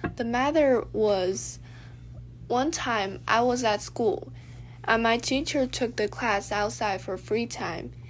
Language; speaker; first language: English; non-native, fluent; Chinese